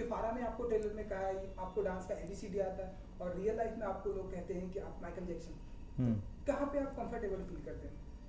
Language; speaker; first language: Hindi; native; Hindi